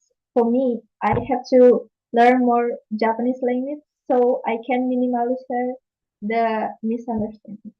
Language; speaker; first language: English; non-native, learner; Indonesian